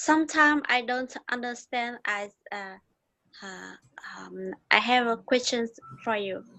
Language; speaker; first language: English; non-native, learner; Vietnamese